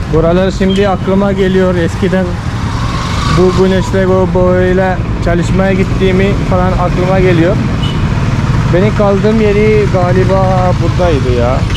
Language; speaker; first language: Turkish; non-native, fluent; Malayalam